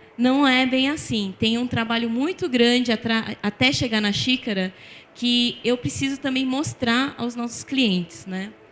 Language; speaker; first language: Portuguese; early bilingual, other home language; Japanese